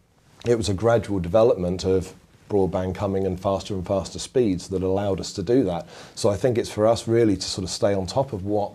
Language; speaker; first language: English; native; English